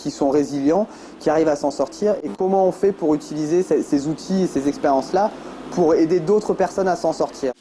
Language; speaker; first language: French; native; French